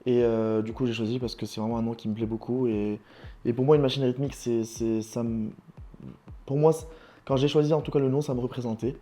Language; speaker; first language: French; non-native, local second language; Arabic